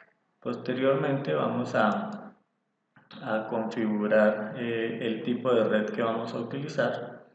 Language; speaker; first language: Spanish; native; Spanish